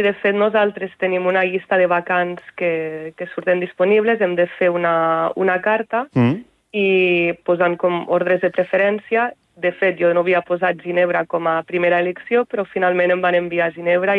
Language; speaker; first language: Catalan; native; Catalan